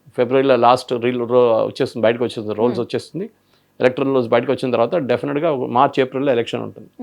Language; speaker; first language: Telugu; non-native, local second language; Malayalam